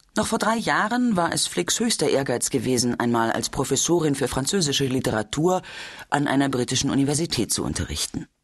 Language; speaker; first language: German; native; German